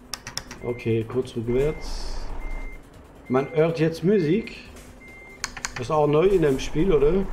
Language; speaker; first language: German; non-native, learner; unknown